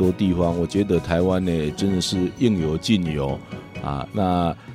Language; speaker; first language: Chinese; non-native, fluent; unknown